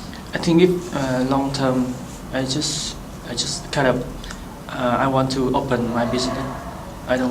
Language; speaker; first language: English; non-native, learner; Vietnamese